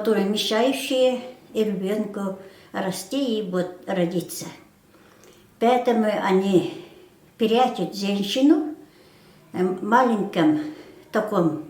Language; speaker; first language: Russian; non-native, local second language; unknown